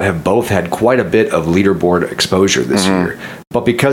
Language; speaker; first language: English; native; English